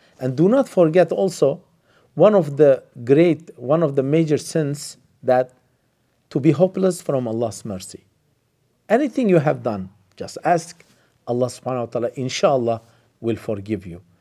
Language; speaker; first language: English; non-native, fluent; Turkish